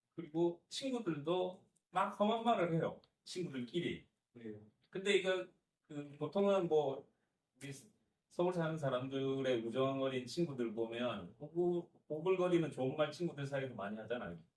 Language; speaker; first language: Korean; native; Korean